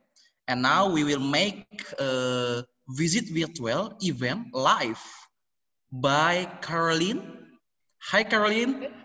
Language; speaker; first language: English; non-native, learner; Indonesian